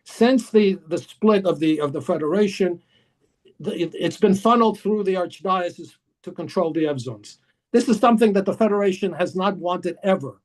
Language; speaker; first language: English; early bilingual, other home language; Greek